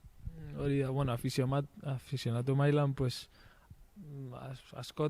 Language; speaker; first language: Basque; non-native, local second language; Spanish